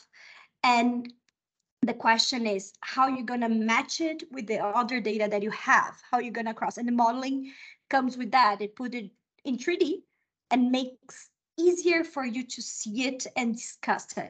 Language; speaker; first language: English; non-native, fluent; Portuguese